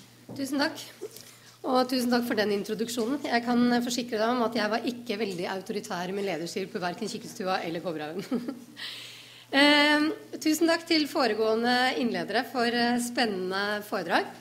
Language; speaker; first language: Norwegian; native; Norwegian